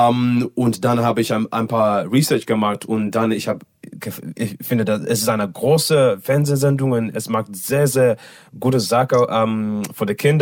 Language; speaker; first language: German; non-native, learner; English